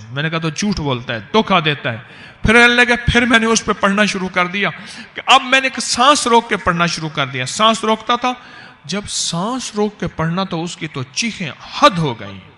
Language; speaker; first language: Urdu; native; Urdu